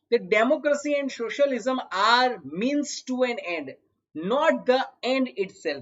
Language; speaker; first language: English; non-native, local second language; Gujarati